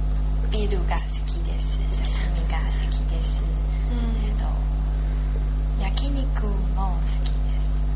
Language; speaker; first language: Japanese; non-native, learner; Chinese